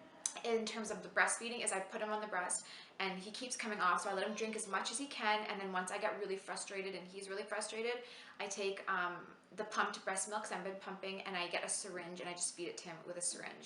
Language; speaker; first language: English; native; English